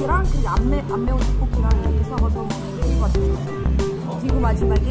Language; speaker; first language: Korean; non-native, fluent; Arabic